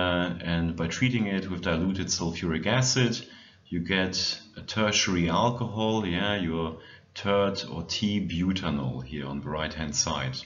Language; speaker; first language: English; non-native, fluent; German